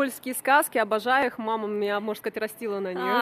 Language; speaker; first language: Russian; native; Russian